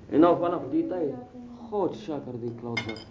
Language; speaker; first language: Dutch; non-native, learner; Arabic